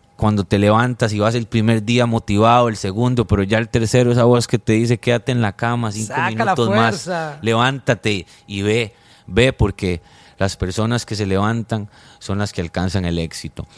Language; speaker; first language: Spanish; non-native, fluent; French